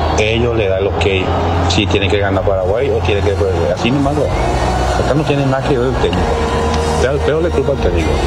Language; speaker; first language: Spanish; non-native, local second language; Guarani